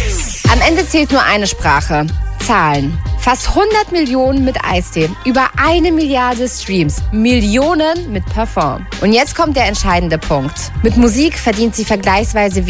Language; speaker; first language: German; native; German